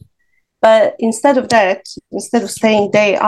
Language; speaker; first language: English; non-native, fluent; Serbian